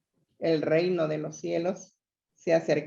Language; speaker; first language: Spanish; native; Spanish